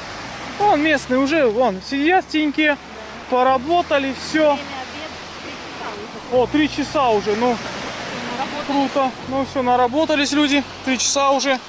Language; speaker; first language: Russian; native; Russian